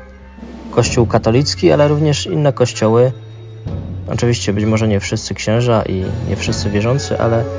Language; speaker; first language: Polish; native; Polish